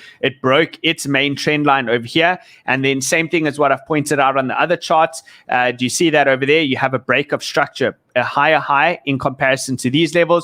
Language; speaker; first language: English; native; English